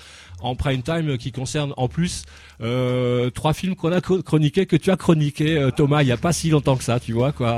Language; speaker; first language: French; native; French